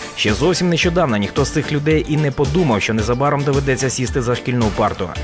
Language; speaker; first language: Ukrainian; native; Ukrainian